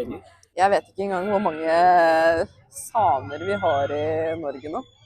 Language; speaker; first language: Norwegian; native; Norwegian